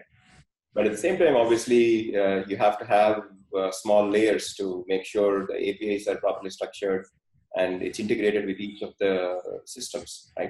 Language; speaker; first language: English; non-native, fluent; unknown